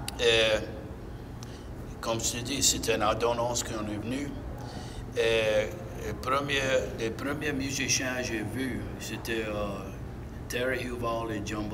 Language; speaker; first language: French; non-native, local second language; English